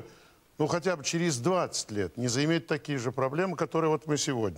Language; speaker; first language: Russian; native; Russian